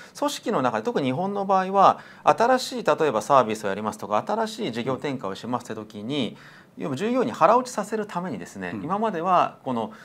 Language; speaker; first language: Japanese; native; Japanese